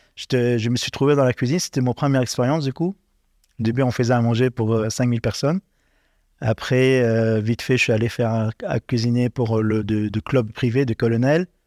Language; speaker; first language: French; non-native, learner; Arabic